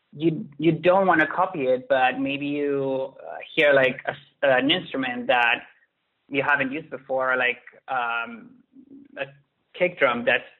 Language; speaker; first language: English; non-native, fluent; Italian